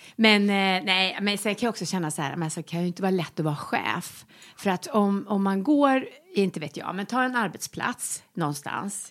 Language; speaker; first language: Swedish; native; Swedish